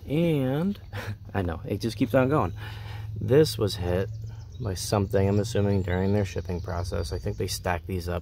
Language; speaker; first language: English; native; English